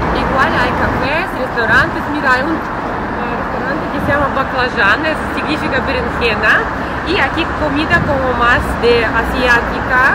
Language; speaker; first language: Spanish; non-native, learner; Russian